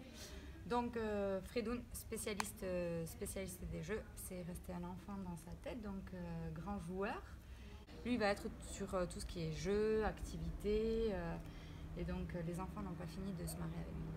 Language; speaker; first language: French; native; French